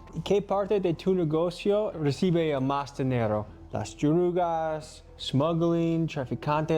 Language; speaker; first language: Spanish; non-native, learner; English